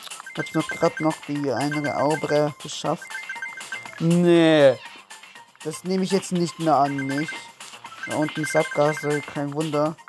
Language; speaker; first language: German; native; German